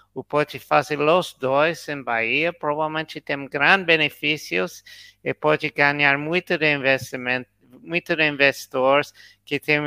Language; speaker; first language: Portuguese; non-native, learner; English